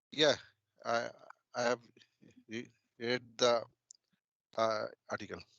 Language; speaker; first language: English; non-native, learner; Bangla